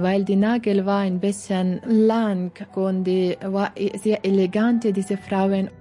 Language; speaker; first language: German; non-native, learner; Persian